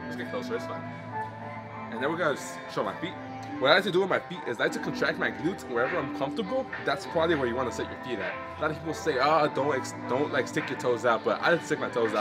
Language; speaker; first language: English; native; English